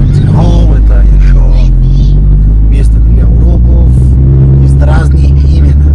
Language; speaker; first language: Russian; non-native, fluent; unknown